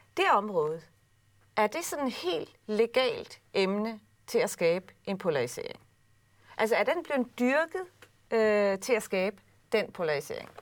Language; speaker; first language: Danish; native; Danish